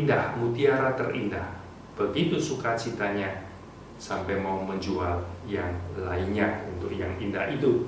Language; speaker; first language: Indonesian; native; Indonesian